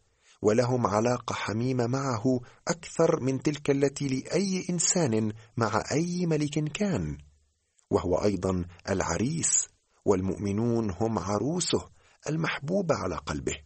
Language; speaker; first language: Arabic; native; Arabic